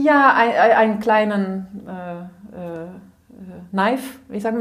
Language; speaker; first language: German; non-native, fluent; Dutch